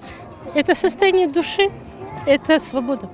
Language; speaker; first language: Russian; native; Russian